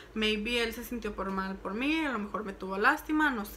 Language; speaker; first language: Spanish; early bilingual, heritage; Spanish